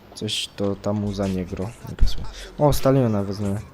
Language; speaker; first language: Polish; native; Polish